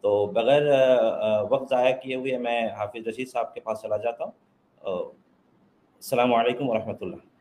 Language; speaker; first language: Hindi; non-native, local second language; Bangla